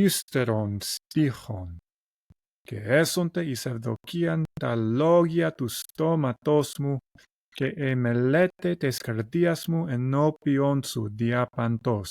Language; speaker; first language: Greek; non-native, learner; English